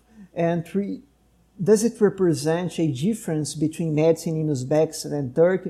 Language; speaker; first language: English; non-native, fluent; Portuguese